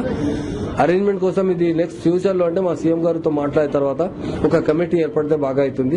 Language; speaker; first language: Telugu; non-native, local second language; Urdu